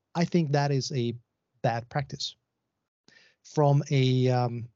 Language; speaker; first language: English; non-native, fluent; Swedish